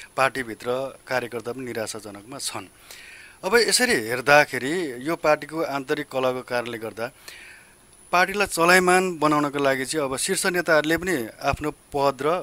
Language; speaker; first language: Nepali; native; Nepali